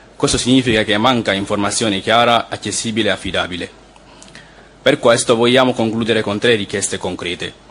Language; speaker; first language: Italian; non-native, fluent; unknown